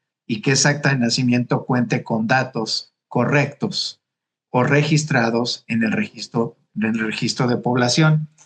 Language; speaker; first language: Spanish; native; Spanish